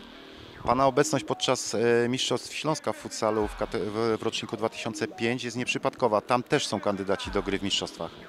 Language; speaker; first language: Polish; native; Polish